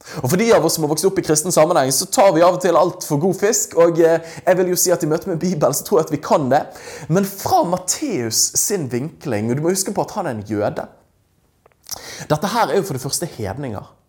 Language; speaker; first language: Norwegian; native; Norwegian